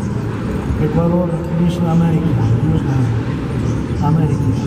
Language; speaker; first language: Russian; non-native, learner; Spanish